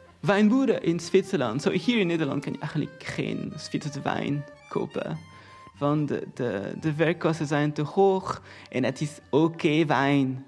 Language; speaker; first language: Dutch; non-native, fluent; Portuguese